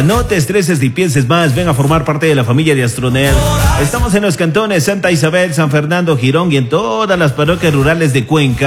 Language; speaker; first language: Spanish; native; Spanish